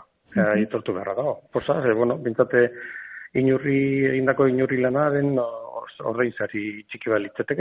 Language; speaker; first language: Basque; non-native, local second language; Spanish